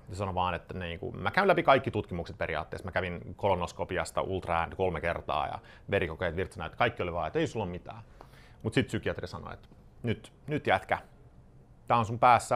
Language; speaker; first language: Finnish; non-native, fluent; Swedish